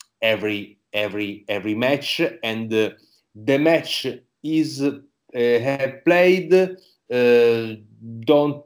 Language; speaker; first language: English; non-native, learner; Italian